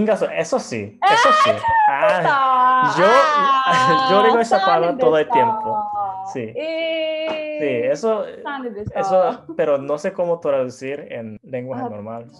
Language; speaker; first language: Spanish; non-native, fluent; Japanese